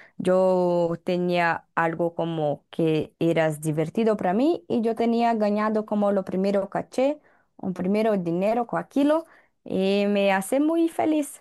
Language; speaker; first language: Spanish; non-native, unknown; Portuguese